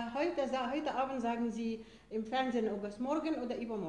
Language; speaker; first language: German; non-native, fluent; Arabic